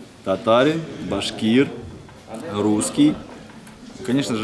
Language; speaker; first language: Russian; native; Russian